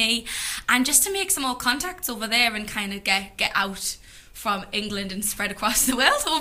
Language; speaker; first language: English; native; English